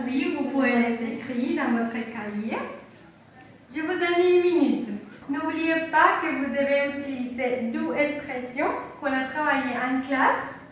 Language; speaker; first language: French; non-native, fluent; Spanish